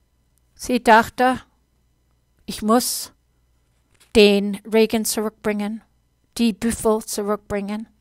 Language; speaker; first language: German; non-native, fluent; English